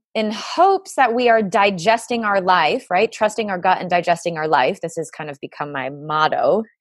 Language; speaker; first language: English; native; English